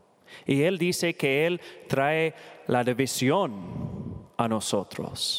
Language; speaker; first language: Spanish; non-native, learner; English